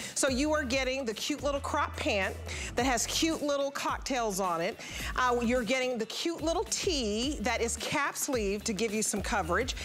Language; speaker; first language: English; native; English